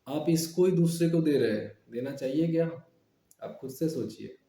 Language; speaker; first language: Hindi; non-native, local second language; Bangla